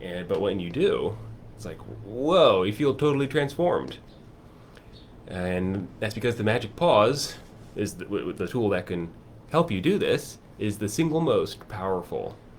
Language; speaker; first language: English; native; English